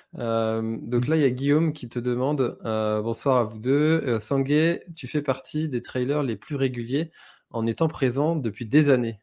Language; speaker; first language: French; native; French